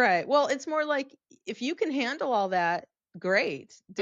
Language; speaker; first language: English; native; English